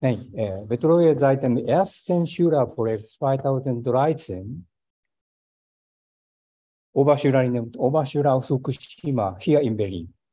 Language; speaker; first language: German; non-native, fluent; Japanese